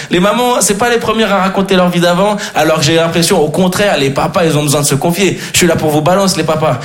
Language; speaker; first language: French; native; French